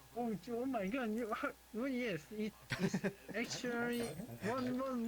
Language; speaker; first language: English; non-native, learner; Korean